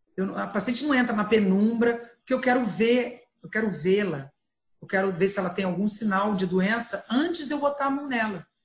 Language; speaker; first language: Portuguese; native; Portuguese